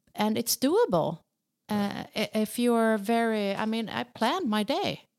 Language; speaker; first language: English; non-native, fluent; Swedish